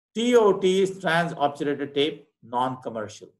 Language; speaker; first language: English; non-native, local second language; Marathi